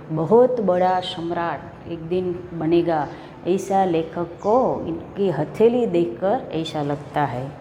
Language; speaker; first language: Hindi; non-native, local second language; Gujarati